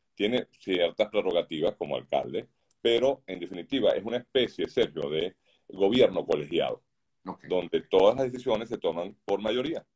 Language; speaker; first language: Spanish; native; Spanish